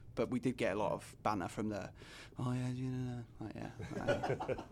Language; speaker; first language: English; native; English